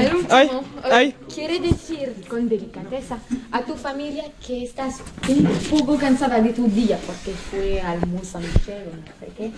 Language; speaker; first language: Spanish; non-native, learner; French